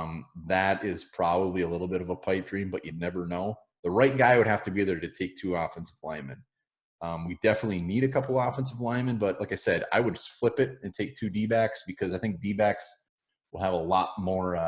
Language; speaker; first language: English; native; English